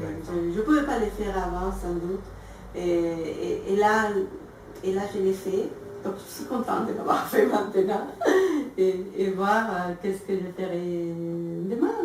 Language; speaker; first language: French; non-native, fluent; Spanish